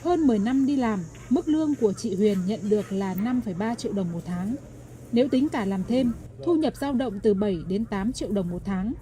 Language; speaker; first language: Vietnamese; native; Vietnamese